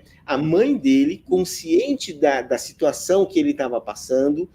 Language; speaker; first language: Portuguese; native; Portuguese